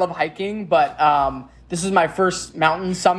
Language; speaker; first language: English; native; English